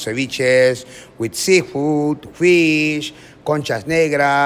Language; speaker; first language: English; non-native, learner; Spanish